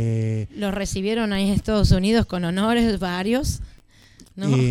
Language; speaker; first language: Spanish; native; Spanish